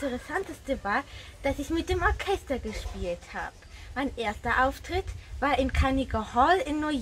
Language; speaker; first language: German; native; German